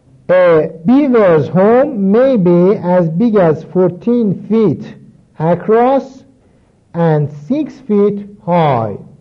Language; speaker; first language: English; non-native, fluent; Persian